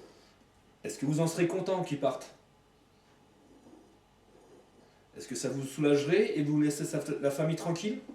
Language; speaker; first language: French; native; French